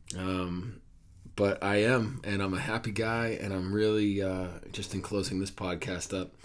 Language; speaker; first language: English; native; English